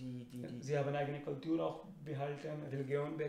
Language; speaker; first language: German; non-native, learner; Urdu